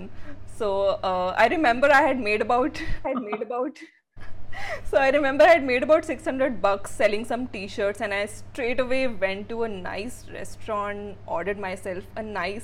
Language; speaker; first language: English; non-native, local second language; Hindi